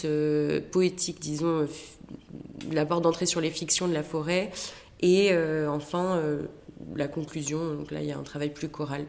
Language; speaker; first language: French; native; French